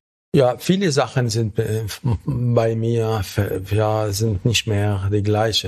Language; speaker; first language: German; non-native, fluent; Arabic